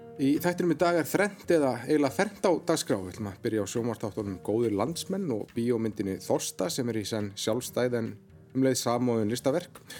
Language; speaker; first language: Icelandic; native; Icelandic